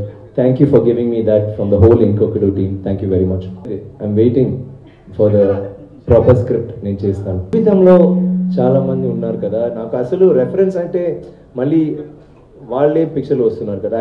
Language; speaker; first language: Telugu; non-native, learner; Tamil